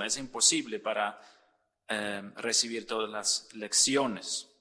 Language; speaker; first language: Spanish; non-native, fluent; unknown